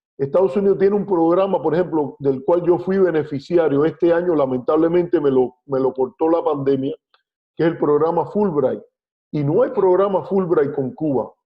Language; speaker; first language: Spanish; native; Spanish